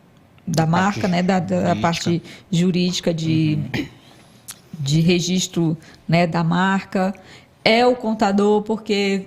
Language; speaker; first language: Portuguese; native; Portuguese